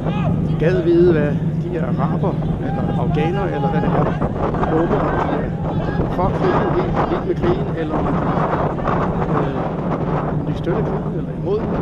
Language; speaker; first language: Danish; native; Danish